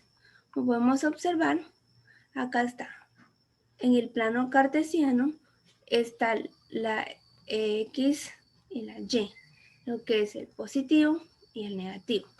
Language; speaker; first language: Spanish; native; Spanish